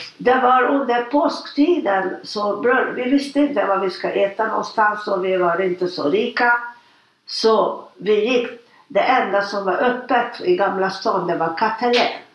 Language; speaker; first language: Swedish; non-native, fluent; Hungarian